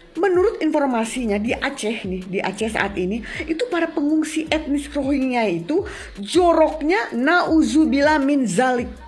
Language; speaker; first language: Indonesian; native; Indonesian